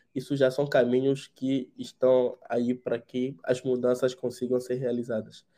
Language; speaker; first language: Portuguese; non-native, fluent; Ewe